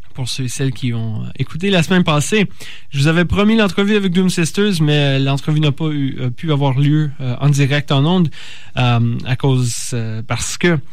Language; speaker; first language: French; native; French